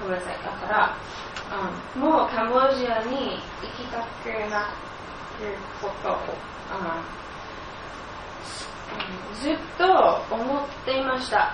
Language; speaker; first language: Japanese; non-native, learner; English